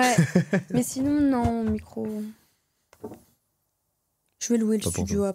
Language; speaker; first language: French; native; French